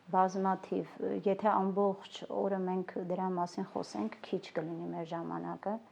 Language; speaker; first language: Armenian; non-native, local second language; Kurdish